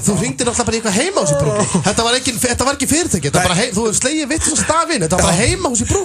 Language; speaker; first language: Icelandic; native; Icelandic